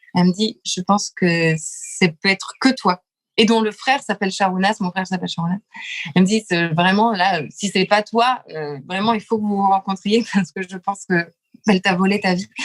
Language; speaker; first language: French; early bilingual, other home language; Lithuanian